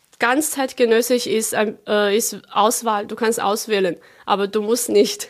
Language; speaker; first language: German; non-native, fluent; Chinese